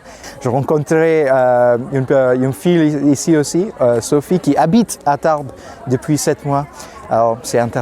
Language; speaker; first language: French; non-native, learner; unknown